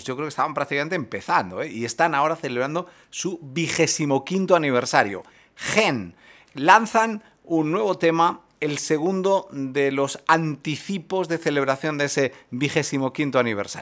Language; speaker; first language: Spanish; native; Spanish